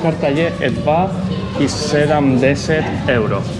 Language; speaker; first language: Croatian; non-native, learner; Spanish